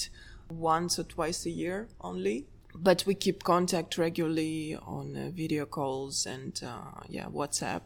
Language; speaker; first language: English; non-native, fluent; Russian